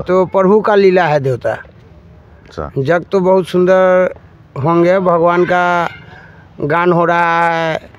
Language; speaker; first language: Hindi; native; Hindi